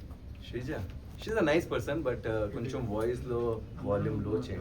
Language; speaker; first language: Telugu; non-native, learner; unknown